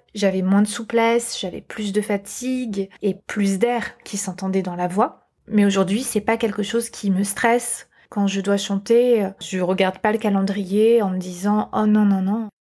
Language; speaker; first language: French; native; French